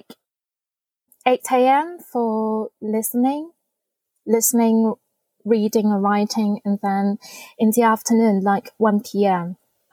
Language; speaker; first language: English; non-native, fluent; Chinese